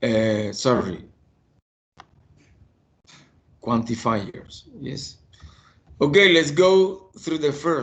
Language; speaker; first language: English; non-native, fluent; Spanish